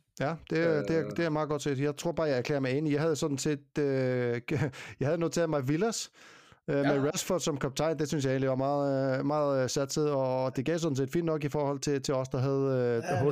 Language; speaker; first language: Danish; native; Danish